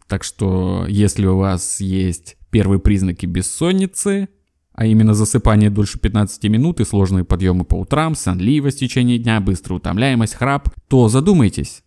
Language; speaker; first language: Russian; native; Russian